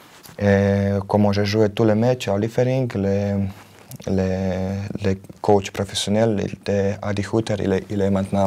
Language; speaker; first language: French; non-native, learner; Croatian